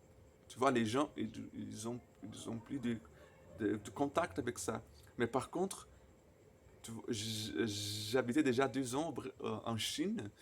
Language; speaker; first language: French; non-native, fluent; Portuguese